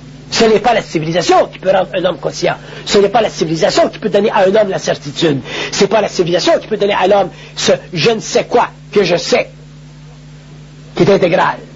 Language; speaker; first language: French; native; French